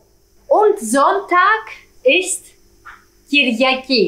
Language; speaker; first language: German; non-native, fluent; Greek